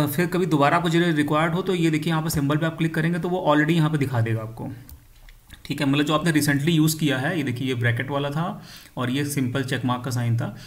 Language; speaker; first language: Hindi; native; Hindi